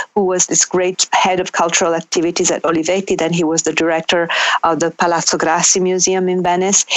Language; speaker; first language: English; non-native, fluent; Italian